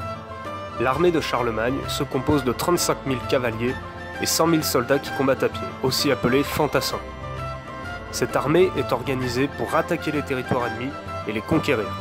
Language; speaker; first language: French; native; French